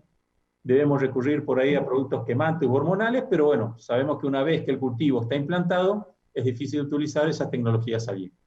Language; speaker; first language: Spanish; native; Spanish